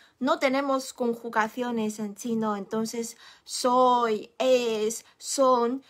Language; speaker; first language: Spanish; non-native, fluent; Chinese